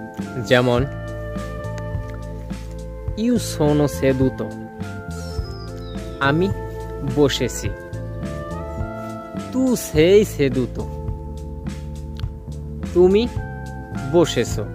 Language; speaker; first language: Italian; non-native, learner; Bangla